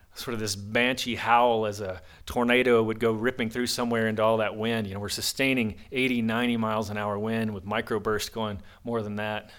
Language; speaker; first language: English; native; English